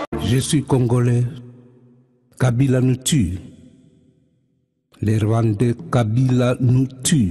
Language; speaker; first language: French; non-native, local second language; Lingala